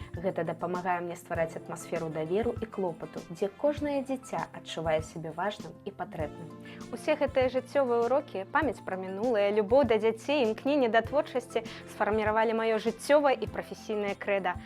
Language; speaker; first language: Belarusian; native; Belarusian